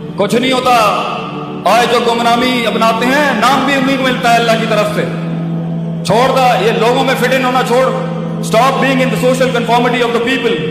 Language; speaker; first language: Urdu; non-native, local second language; Punjabi